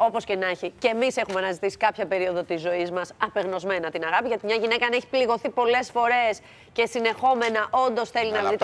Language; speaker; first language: Greek; native; Greek